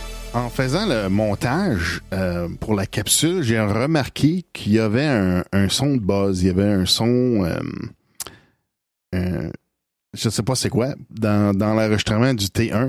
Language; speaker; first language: French; native; French